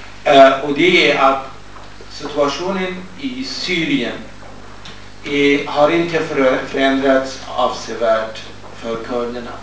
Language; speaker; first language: Swedish; non-native, fluent; Kurdish